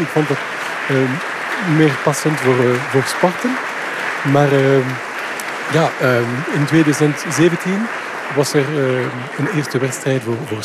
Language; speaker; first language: Dutch; non-native, local second language; French